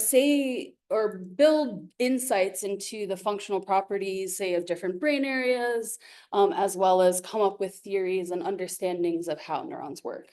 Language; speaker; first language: English; native; English